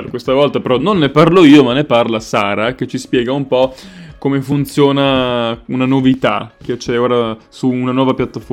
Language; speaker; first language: Italian; native; Italian